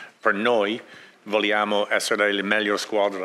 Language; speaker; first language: Italian; non-native, learner; English